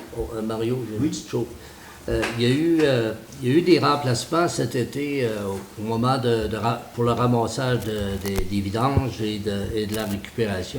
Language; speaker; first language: French; native; French